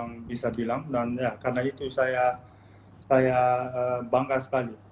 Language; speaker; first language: Indonesian; non-native, fluent; Dutch